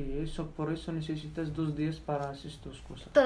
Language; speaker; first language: Spanish; non-native, learner; Berber languages